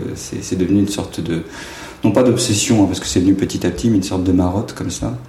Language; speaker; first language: French; native; French